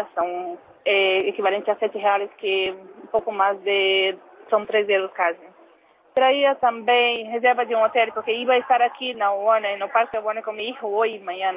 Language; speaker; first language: Spanish; non-native, learner; Portuguese